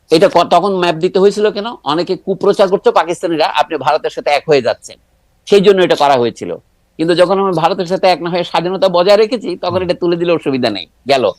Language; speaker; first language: Bangla; native; Bangla